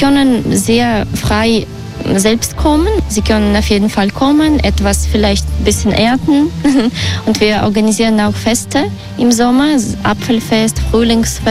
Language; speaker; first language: German; non-native, fluent; Belarusian